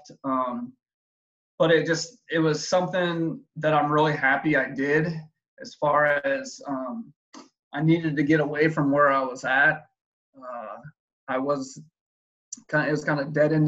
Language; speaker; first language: English; native; English